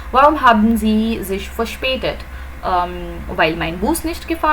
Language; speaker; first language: German; non-native, fluent; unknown